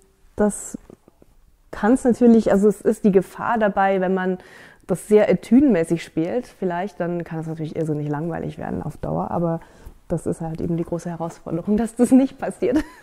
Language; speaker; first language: German; native; German